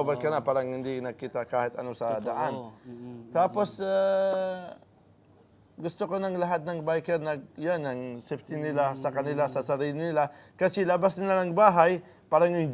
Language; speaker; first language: Filipino; non-native, learner; Arabic